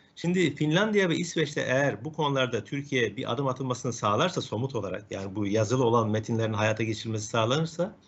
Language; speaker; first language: Turkish; native; Turkish